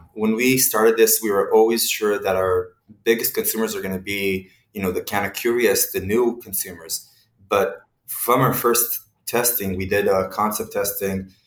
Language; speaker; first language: English; non-native, fluent; Hebrew